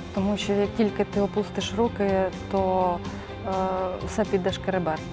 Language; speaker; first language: Ukrainian; native; Ukrainian